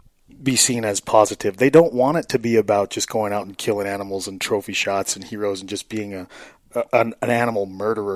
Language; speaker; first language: English; native; English